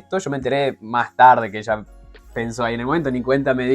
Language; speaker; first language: Spanish; native; Spanish